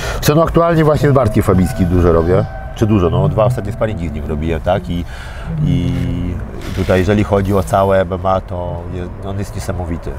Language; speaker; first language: Polish; early bilingual, other home language; Armenian